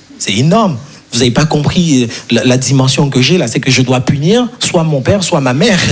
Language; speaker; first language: French; non-native, local second language; Haitian Creole